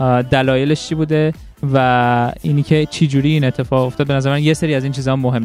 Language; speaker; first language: Persian; native; Persian